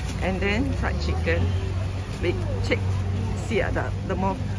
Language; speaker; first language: English; non-native, local second language; Chinese